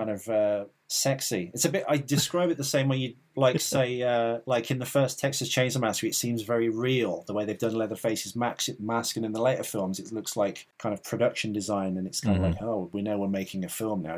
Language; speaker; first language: English; native; English